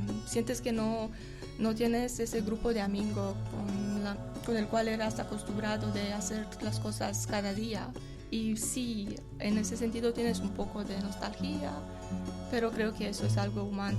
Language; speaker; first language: Spanish; non-native, fluent; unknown